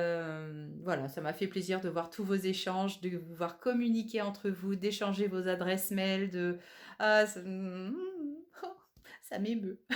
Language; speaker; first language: French; native; French